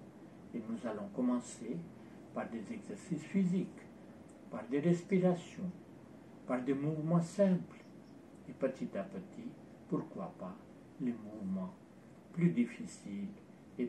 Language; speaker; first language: French; non-native, fluent; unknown